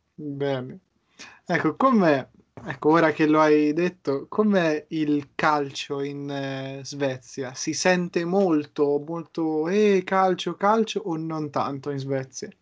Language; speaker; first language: Italian; native; Italian